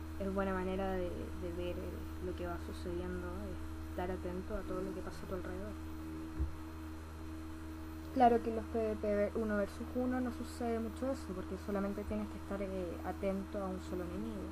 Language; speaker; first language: Spanish; native; Spanish